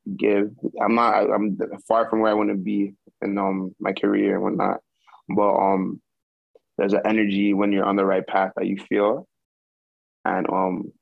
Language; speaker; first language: English; early bilingual, other home language; Yoruba